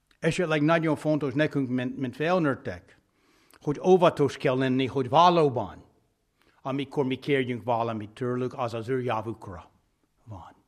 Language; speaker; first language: Hungarian; non-native, fluent; English